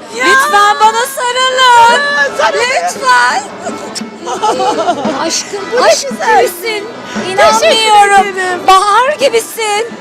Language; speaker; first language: Turkish; native; Turkish